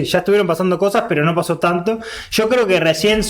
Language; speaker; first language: Spanish; native; Spanish